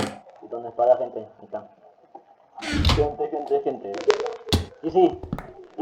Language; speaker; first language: Spanish; native; Spanish